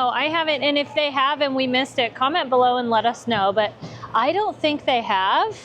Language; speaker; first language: English; native; English